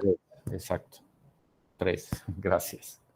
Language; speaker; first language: Spanish; native; Spanish